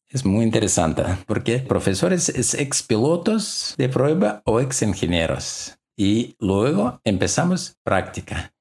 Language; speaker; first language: Spanish; non-native, learner; Russian